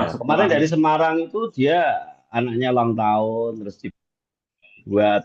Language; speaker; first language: Indonesian; native; Indonesian